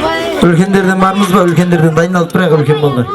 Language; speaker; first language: Kazakh; native; Kazakh